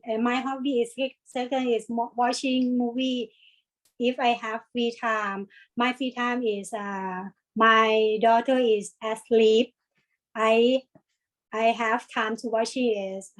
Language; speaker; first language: English; non-native, learner; Thai